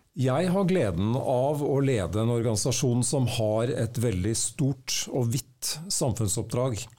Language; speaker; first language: Norwegian; native; Norwegian